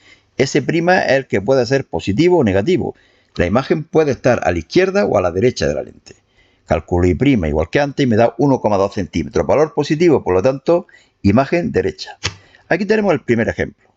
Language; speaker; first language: Spanish; native; Spanish